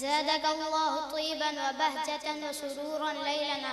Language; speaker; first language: Arabic; non-native, learner; Urdu